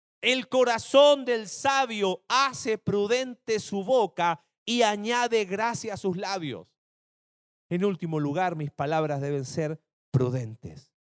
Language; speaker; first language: Spanish; native; Spanish